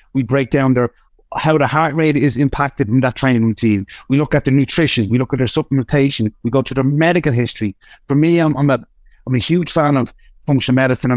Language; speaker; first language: English; native; English